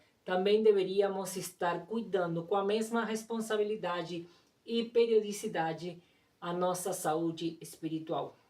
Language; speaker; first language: Portuguese; non-native, fluent; Spanish